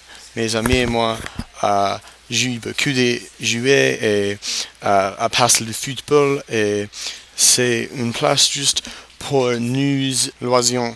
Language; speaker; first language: French; non-native, learner; English